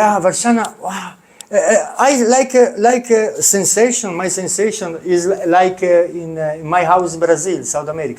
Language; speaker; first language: English; non-native, learner; Italian